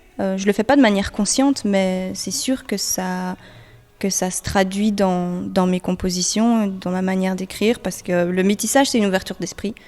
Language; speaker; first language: French; native; French